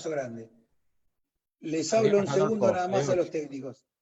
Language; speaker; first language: Spanish; native; Spanish